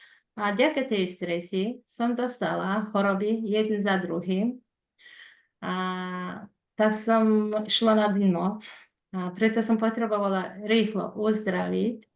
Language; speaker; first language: Slovak; non-native, fluent; Mongolian